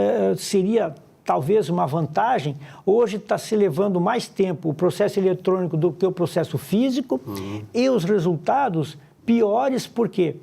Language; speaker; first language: Portuguese; native; Portuguese